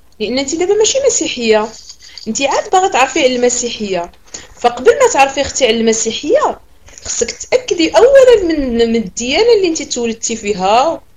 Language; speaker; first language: Arabic; native; Arabic